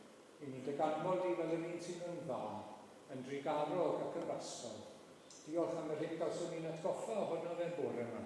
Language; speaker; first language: Welsh; native; Welsh